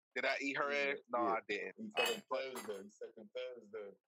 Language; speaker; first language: English; native; English